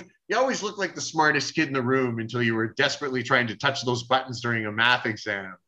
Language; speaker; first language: English; native; English